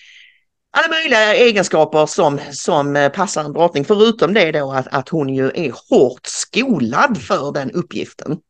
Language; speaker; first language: Swedish; native; Swedish